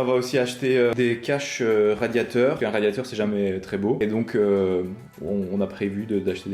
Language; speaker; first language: French; native; French